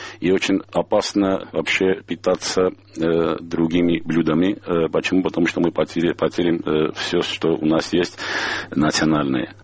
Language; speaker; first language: Russian; non-native, local second language; Armenian